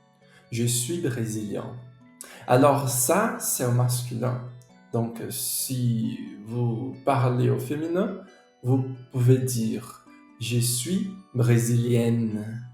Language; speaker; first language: French; non-native, fluent; Portuguese